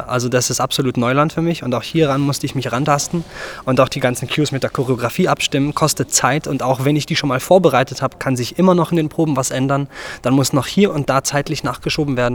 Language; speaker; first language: German; native; German